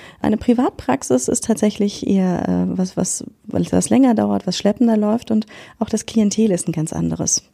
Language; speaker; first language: German; native; German